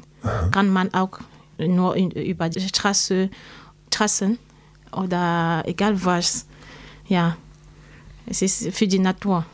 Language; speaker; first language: German; non-native, learner; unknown